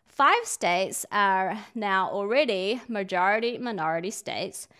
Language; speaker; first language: English; native; English